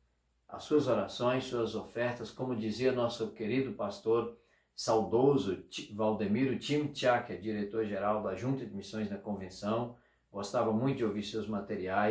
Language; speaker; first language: Portuguese; native; Portuguese